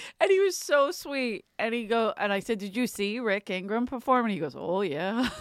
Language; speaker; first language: English; native; English